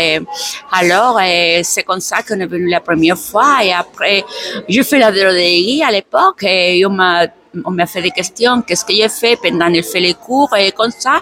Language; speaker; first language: French; non-native, learner; Spanish